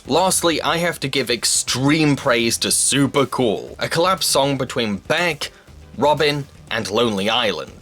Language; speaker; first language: English; native; English